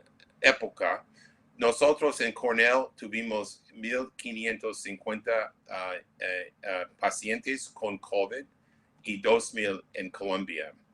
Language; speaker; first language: Spanish; non-native, fluent; English